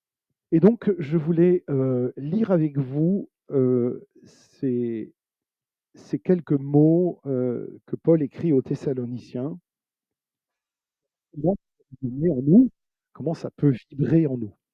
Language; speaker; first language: French; native; French